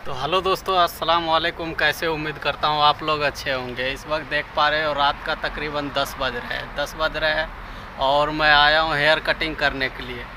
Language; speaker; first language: Hindi; native; Hindi